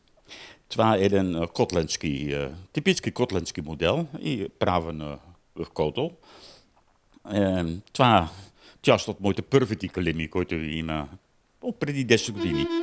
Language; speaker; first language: Bulgarian; non-native, learner; Dutch